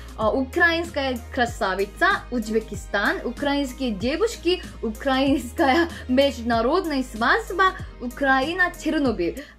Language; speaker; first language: Russian; non-native, learner; Korean